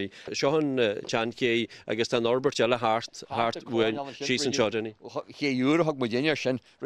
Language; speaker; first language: Irish; native; Irish